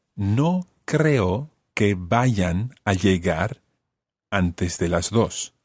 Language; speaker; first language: Spanish; non-native, fluent; English